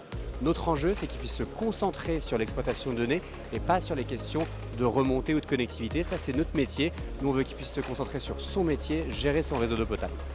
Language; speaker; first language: French; native; French